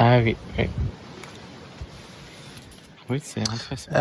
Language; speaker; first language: French; non-native, fluent; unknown